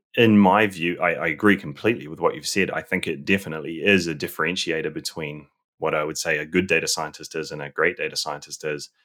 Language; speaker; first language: English; native; English